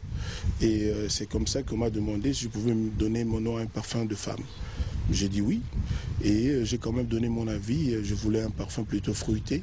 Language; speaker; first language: French; non-native, local second language; Lingala